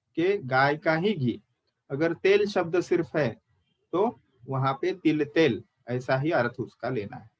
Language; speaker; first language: Hindi; non-native, local second language; Marathi